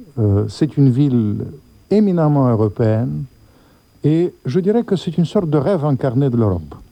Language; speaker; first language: French; non-native, fluent; Russian